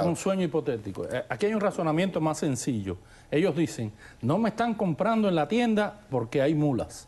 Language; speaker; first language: Spanish; native; Spanish